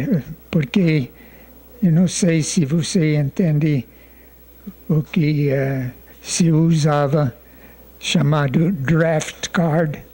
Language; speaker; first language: Portuguese; non-native, fluent; English